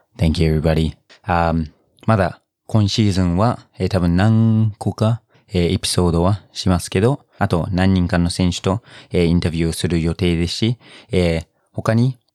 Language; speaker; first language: Japanese; non-native, fluent; English